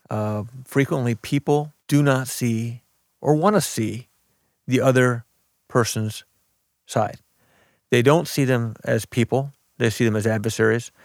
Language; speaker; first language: English; early bilingual, other home language; Arabic